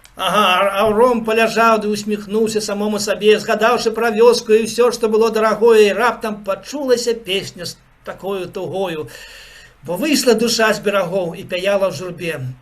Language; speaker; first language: Belarusian; native; Belarusian